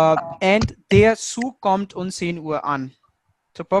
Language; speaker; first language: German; non-native, fluent; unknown